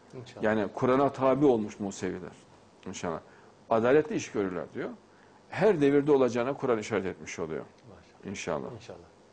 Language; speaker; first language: Turkish; native; Turkish